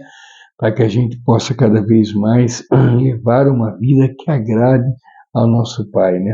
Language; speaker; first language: Portuguese; native; Portuguese